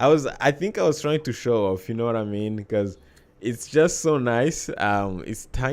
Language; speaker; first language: English; native; English